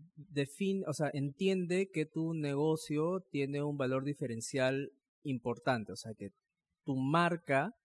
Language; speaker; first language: Spanish; native; Spanish